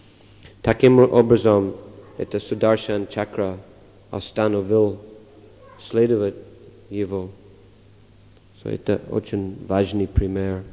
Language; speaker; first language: Russian; non-native, fluent; English